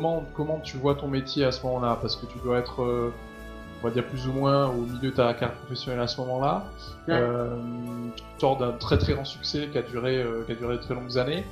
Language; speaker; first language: French; native; French